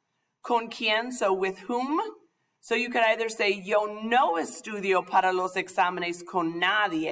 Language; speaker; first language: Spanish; non-native, fluent; English